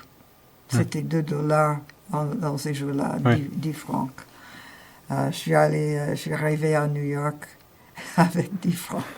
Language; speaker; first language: French; non-native, fluent; English